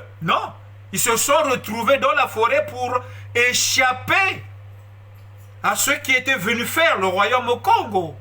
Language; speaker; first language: French; non-native, local second language; Kongo